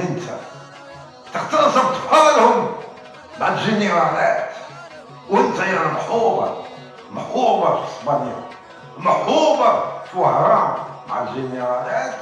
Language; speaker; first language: Arabic; native; Arabic